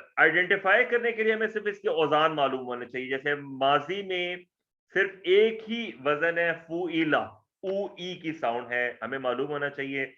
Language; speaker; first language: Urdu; native; Urdu